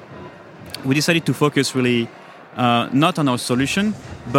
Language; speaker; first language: English; non-native, fluent; French